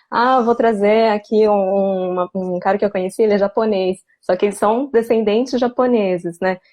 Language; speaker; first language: Portuguese; native; Portuguese